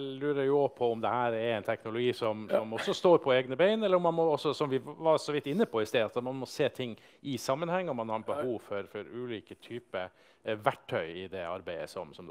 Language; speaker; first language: Norwegian; native; Norwegian